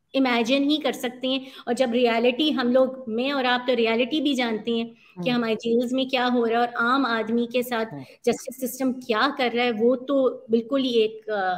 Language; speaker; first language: Urdu; native; Urdu